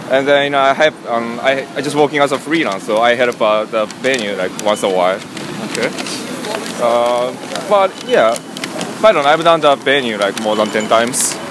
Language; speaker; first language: English; non-native, learner; Japanese